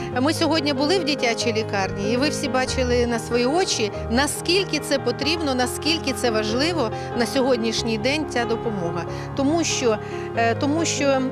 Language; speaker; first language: Ukrainian; native; Ukrainian